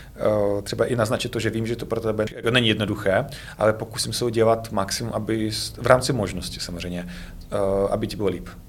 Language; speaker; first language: Czech; non-native, fluent; Russian